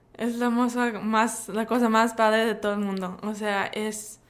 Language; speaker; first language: Spanish; early bilingual, heritage; Spanish